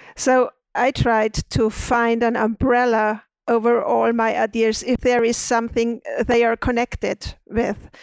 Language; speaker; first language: English; non-native, fluent; German